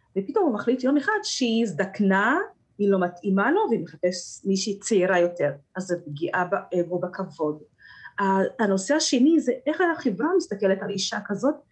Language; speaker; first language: Hebrew; non-native, local second language; Arabic